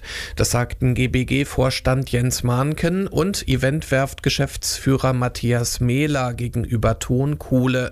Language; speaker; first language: German; native; German